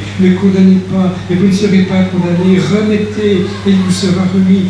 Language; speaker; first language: French; native; French